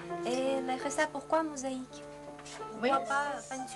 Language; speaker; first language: French; non-native, fluent; Russian